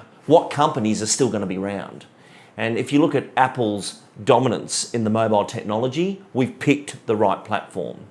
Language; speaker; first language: English; native; English